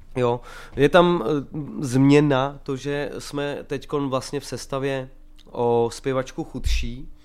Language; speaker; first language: Czech; native; Czech